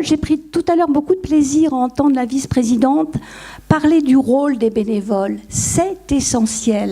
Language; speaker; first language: French; native; French